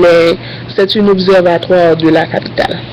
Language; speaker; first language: French; non-native, learner; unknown